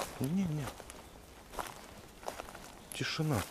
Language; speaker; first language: Russian; native; Russian